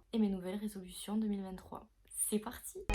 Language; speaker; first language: French; native; French